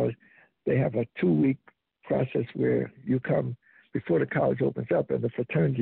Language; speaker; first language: English; native; English